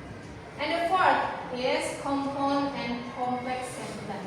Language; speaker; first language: English; non-native, learner; Indonesian